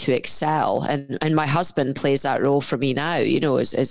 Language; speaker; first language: English; native; English